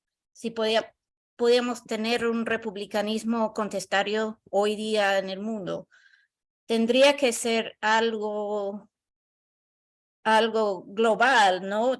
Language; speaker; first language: Spanish; non-native, learner; English